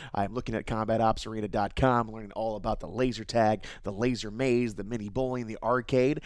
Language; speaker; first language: English; native; English